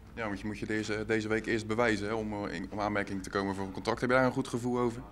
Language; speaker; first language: Dutch; native; Dutch